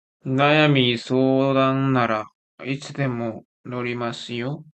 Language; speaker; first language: Japanese; non-native, learner; Korean